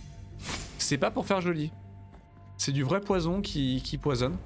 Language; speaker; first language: French; native; French